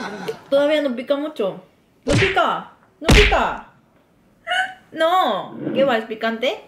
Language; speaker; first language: Spanish; non-native, learner; Korean